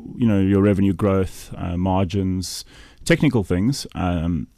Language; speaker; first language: English; native; English